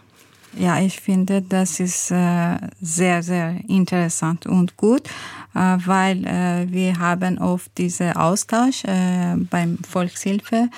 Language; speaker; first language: German; non-native, learner; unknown